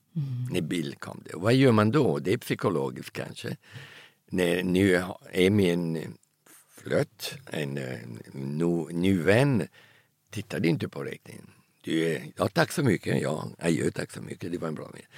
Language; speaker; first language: Swedish; early bilingual, heritage; Italian